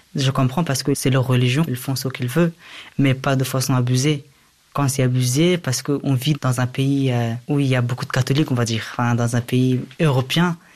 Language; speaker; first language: French; early bilingual, other home language; Persian